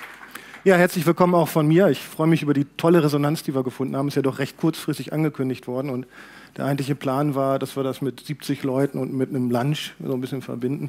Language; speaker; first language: German; native; German